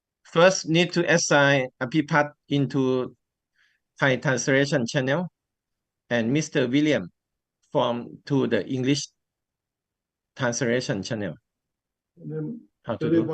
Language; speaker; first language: English; non-native, learner; Thai